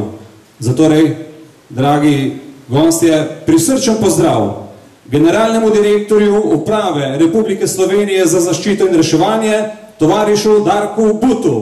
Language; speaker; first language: Slovenian; native; Slovenian